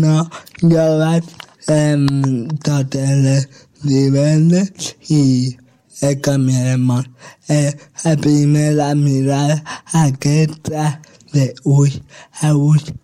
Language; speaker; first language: Catalan; non-native, local second language; Spanish